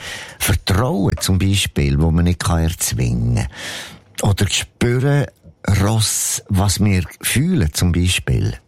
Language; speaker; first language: German; native; German